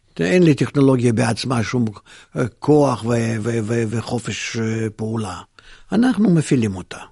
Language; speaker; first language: Hebrew; non-native, fluent; Russian